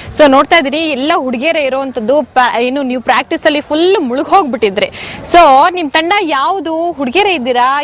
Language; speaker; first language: Kannada; native; Kannada